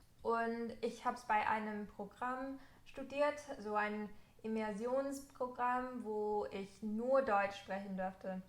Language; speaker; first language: German; non-native, fluent; English